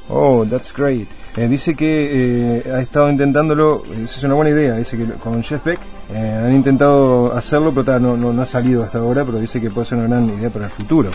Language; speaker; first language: Spanish; native; Spanish